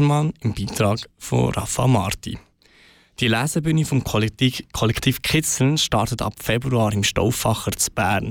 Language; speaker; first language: German; native; German